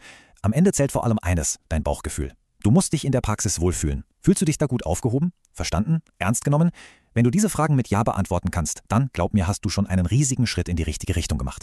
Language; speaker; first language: German; native; German